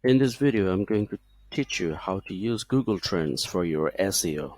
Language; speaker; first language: English; non-native, local second language; Bangla